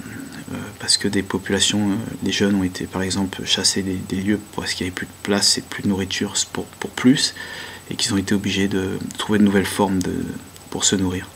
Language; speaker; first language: French; native; French